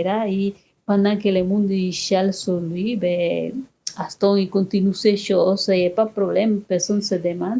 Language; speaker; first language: French; non-native, fluent; Spanish